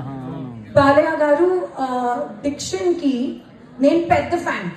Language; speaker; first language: Telugu; non-native, learner; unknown